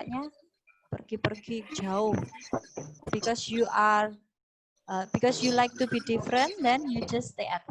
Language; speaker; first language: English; non-native, fluent; Indonesian